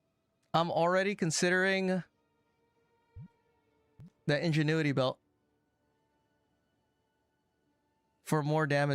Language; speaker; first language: English; native; English